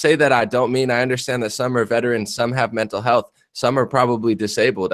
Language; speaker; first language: English; native; English